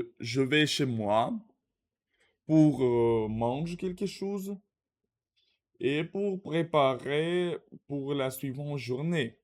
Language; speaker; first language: French; non-native, learner; Russian